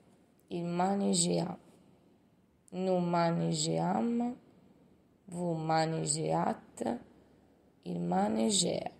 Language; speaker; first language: French; non-native, learner; Italian